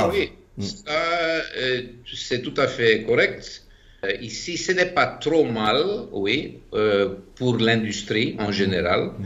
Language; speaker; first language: French; non-native, fluent; Greek